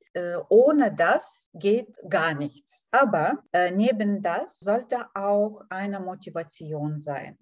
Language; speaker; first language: German; non-native, fluent; Lithuanian